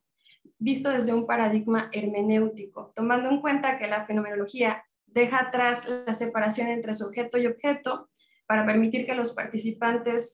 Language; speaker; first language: Spanish; native; Spanish